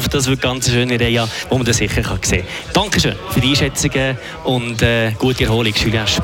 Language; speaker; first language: German; native; German